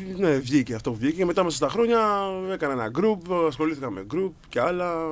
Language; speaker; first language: Greek; early bilingual, other home language; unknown